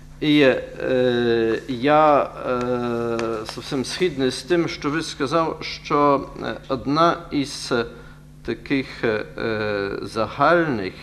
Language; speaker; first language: Ukrainian; non-native, learner; Polish